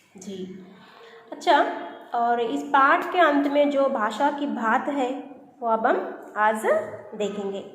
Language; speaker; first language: Hindi; non-native, local second language; Telugu